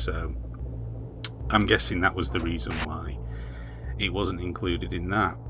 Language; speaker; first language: English; native; English